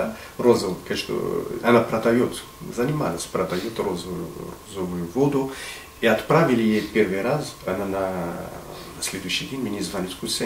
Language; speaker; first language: Russian; non-native, fluent; Arabic